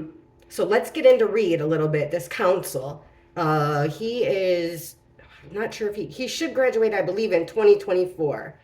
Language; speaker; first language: English; native; English